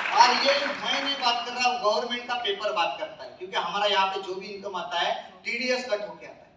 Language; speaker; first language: Hindi; non-native, local second language; Marathi